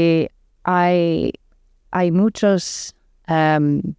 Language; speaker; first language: Spanish; non-native, learner; English